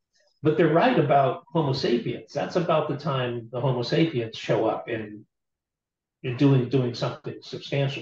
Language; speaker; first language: English; native; English